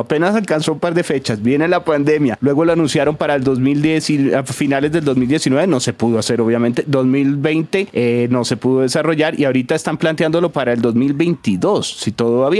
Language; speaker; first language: Spanish; native; Spanish